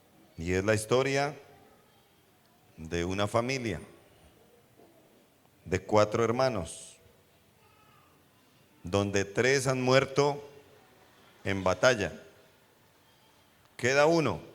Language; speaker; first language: Spanish; native; Spanish